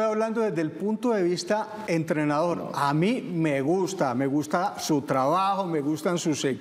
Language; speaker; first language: Spanish; native; Spanish